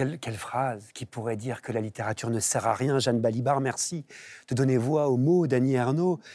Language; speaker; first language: French; native; French